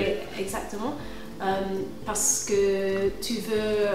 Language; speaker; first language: French; non-native, fluent; English